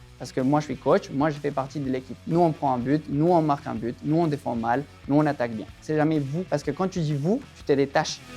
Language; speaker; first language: French; non-native, fluent; Spanish